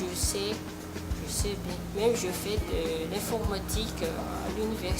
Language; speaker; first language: French; non-native, local second language; Malagasy